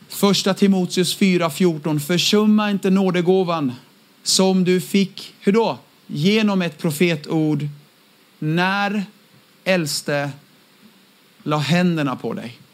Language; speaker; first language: Swedish; early bilingual, other home language; Aramaic